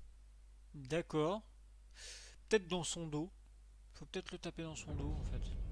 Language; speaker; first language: French; native; French